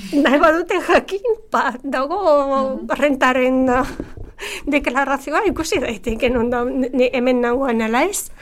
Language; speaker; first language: Basque; non-native, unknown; Bulgarian